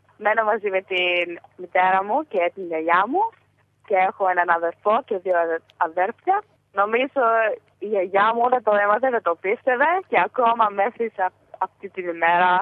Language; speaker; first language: Greek; early bilingual, heritage; Greek